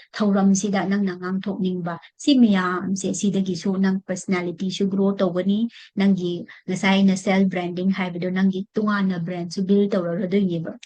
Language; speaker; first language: Manipuri; non-native, local second language; Rongmei Naga